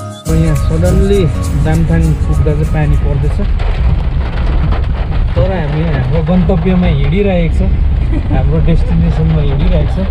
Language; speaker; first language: Nepali; native; Nepali